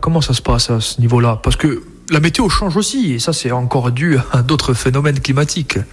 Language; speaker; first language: French; native; French